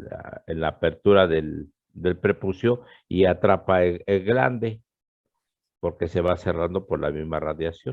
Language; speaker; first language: Spanish; native; Spanish